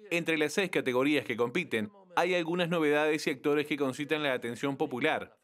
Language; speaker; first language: Spanish; native; Spanish